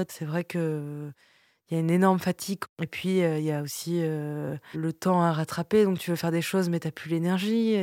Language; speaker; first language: French; early bilingual, other home language; Vietnamese